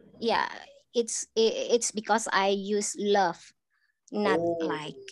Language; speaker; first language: English; non-native, learner; Indonesian